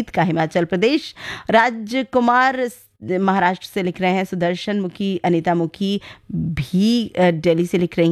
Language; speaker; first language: Hindi; native; Hindi